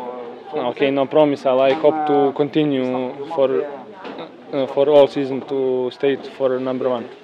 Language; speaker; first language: English; non-native, learner; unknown